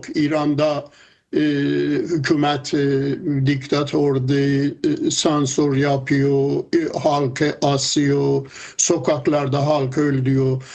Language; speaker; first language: Turkish; non-native, fluent; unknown